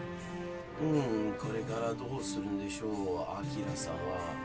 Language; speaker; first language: Japanese; non-native, fluent; English